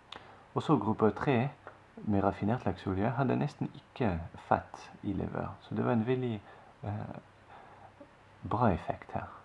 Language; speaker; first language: Norwegian; non-native, fluent; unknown